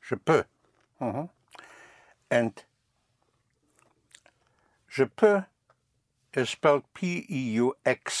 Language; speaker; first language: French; non-native, fluent; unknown